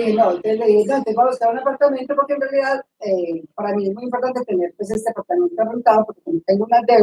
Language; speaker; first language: Spanish; native; Spanish